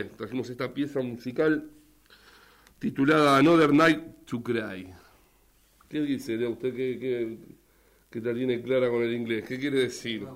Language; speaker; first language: Spanish; native; Spanish